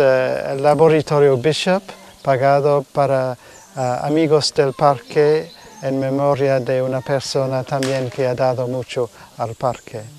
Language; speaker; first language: Spanish; non-native, fluent; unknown